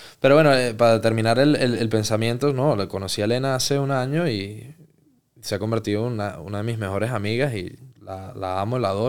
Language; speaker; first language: Spanish; early bilingual, heritage; Spanish